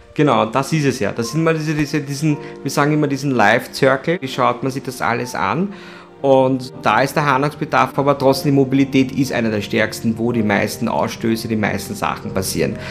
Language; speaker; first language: German; native; German